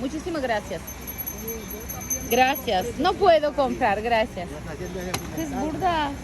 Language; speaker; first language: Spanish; non-native, learner; Turkish